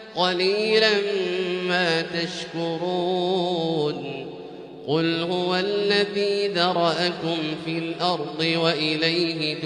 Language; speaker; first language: Arabic; native; Arabic